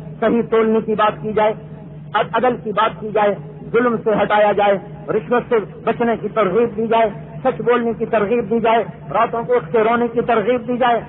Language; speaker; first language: Urdu; non-native, local second language; Punjabi